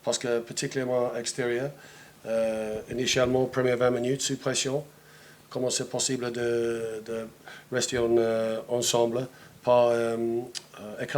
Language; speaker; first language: French; non-native, fluent; English